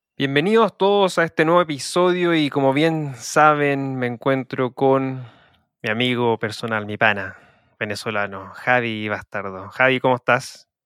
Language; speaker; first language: Spanish; native; Spanish